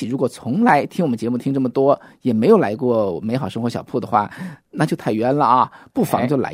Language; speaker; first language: Chinese; native; Chinese